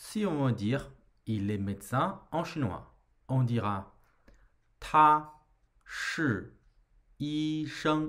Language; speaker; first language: French; non-native, fluent; Chinese